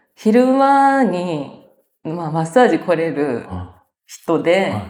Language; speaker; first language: Japanese; native; Japanese